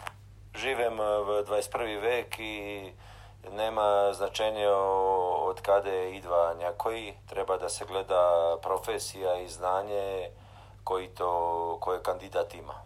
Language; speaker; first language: Bulgarian; non-native, learner; Croatian